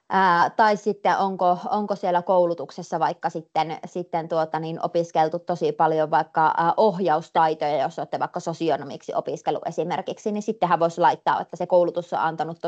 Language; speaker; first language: Finnish; native; Finnish